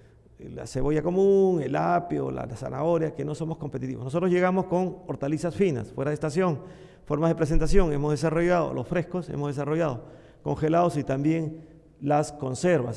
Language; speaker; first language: Spanish; native; Spanish